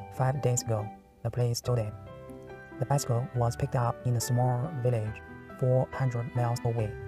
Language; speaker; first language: English; non-native, learner; Chinese